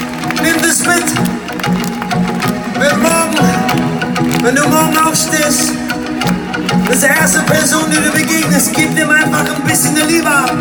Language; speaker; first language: German; non-native, fluent; English